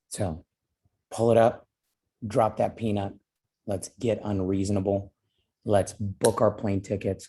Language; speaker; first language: English; native; English